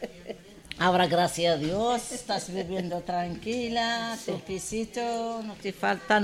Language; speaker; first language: Spanish; non-native, learner; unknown